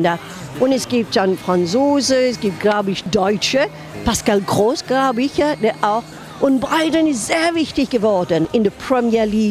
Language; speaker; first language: German; non-native, fluent; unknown